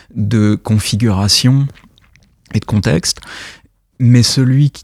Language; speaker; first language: French; native; French